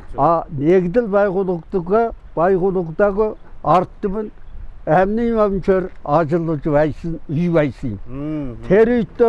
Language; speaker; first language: Mongolian; non-native, local second language; Kazakh